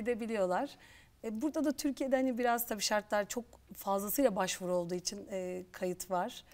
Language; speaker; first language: Turkish; native; Turkish